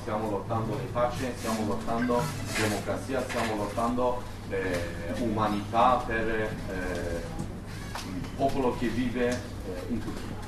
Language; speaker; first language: Italian; non-native, learner; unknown